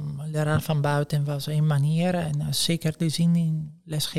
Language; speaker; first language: Dutch; non-native, fluent; Italian